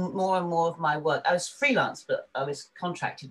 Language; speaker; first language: English; native; English